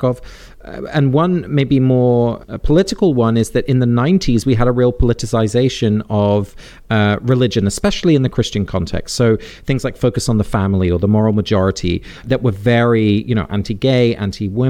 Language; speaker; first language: English; native; English